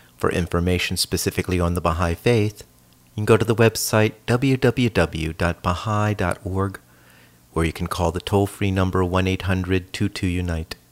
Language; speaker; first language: English; native; English